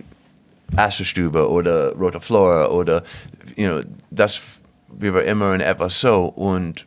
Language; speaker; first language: German; non-native, fluent; English